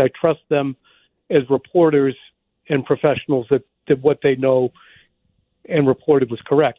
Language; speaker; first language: English; native; English